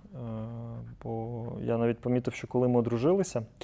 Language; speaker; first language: Ukrainian; native; Ukrainian